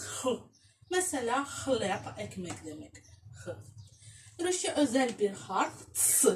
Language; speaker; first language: Turkish; non-native, fluent; Russian